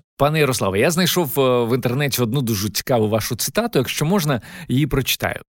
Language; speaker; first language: Ukrainian; native; Ukrainian